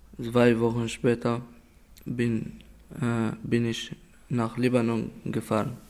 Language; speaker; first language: German; non-native, learner; Arabic